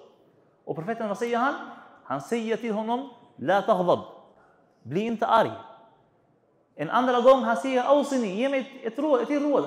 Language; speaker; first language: Swedish; non-native, fluent; Arabic